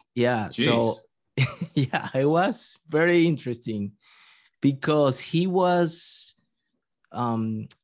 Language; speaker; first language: English; non-native, fluent; Spanish